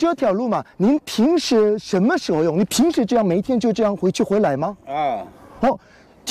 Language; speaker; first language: Chinese; non-native, fluent; Korean